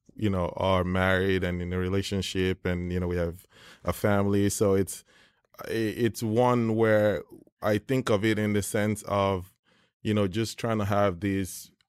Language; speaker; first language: English; non-native, local second language; Yoruba